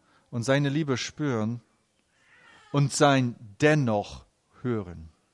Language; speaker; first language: German; native; German